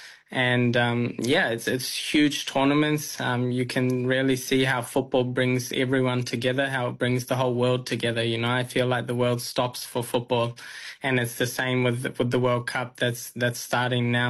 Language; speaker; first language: English; early bilingual, other home language; Punjabi